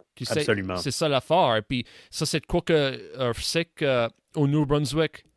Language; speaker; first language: French; native; French